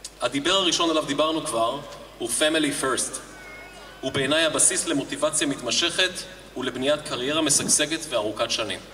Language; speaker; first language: Hebrew; native; Hebrew